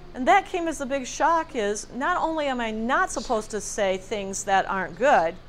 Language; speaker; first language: English; native; English